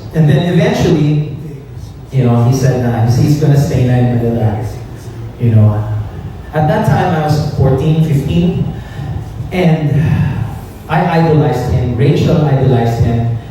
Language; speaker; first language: English; native; English